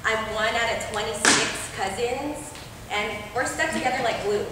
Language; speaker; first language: English; native; English